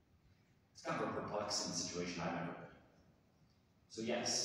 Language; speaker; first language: English; native; English